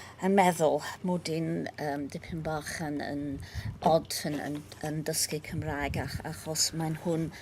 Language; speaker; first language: Welsh; non-native, learner; English